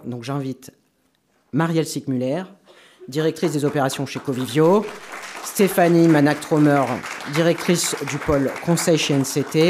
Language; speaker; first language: French; native; French